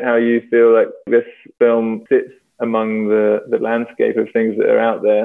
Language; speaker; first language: English; native; English